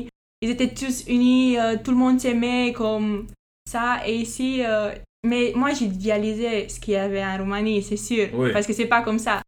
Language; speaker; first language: French; non-native, fluent; Romanian